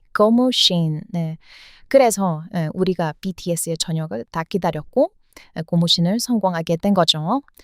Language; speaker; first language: Korean; non-native, fluent; English